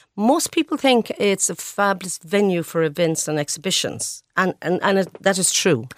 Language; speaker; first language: English; native; English